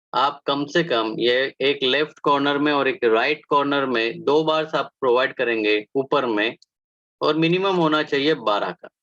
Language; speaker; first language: Hindi; non-native, local second language; Marathi